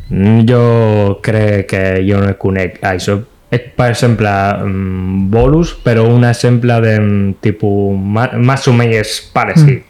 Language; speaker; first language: Catalan; non-native, local second language; Spanish